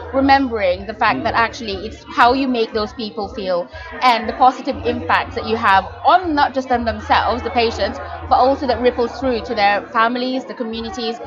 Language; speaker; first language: English; non-native, local second language; Filipino